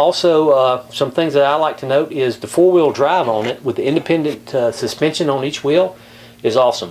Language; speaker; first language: English; native; English